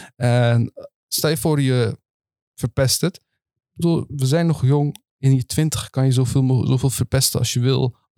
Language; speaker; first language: Dutch; early bilingual, other home language; Turkish